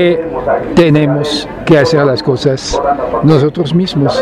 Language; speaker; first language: Spanish; non-native, fluent; French